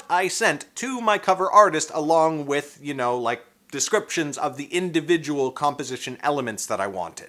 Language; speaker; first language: English; native; English